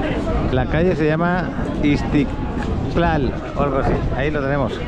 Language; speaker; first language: Spanish; native; Spanish